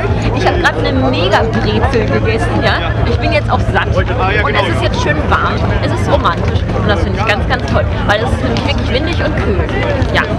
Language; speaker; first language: German; native; German